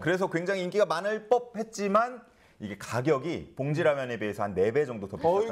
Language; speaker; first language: Korean; native; Korean